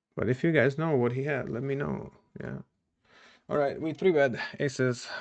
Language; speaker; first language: English; non-native, fluent; Czech